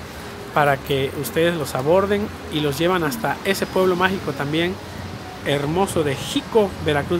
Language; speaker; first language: Spanish; native; Spanish